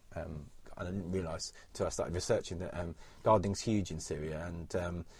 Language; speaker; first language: English; native; English